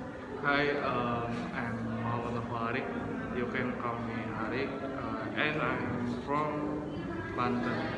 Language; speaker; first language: English; non-native, learner; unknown